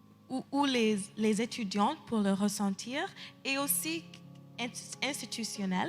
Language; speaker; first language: French; early bilingual, heritage; English